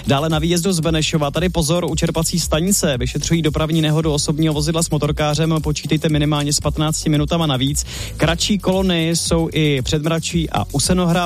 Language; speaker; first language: Czech; native; Czech